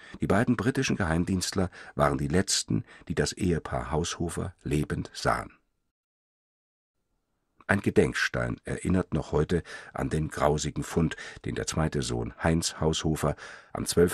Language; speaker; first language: German; native; German